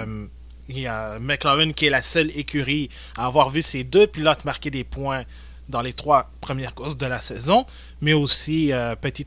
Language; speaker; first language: French; native; French